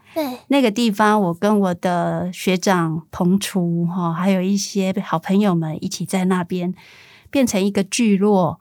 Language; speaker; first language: Chinese; native; Chinese